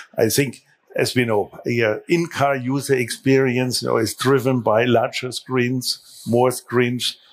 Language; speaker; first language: English; non-native, fluent; German